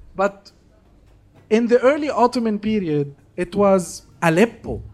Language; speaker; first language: English; non-native, fluent; Arabic